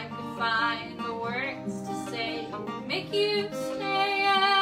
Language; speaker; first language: English; native; English